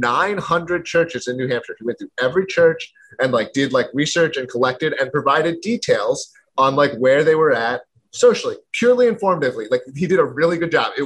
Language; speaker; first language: English; native; English